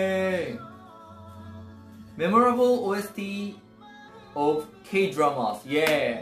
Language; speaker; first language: English; non-native, learner; Korean